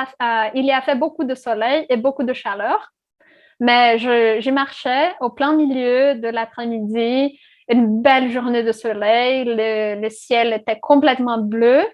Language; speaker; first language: French; non-native, fluent; Portuguese